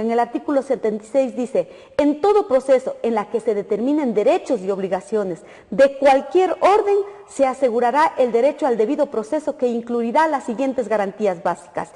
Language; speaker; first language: Spanish; native; Spanish